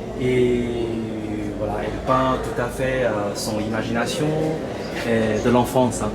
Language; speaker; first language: French; non-native, learner; Chinese